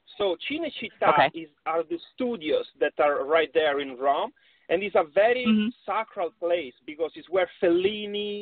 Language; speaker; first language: English; non-native, fluent; Italian